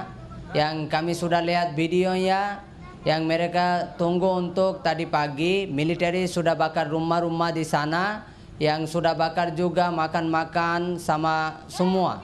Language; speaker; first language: Indonesian; non-native, learner; Rohingya